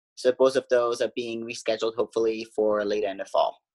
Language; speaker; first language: English; non-native, fluent; German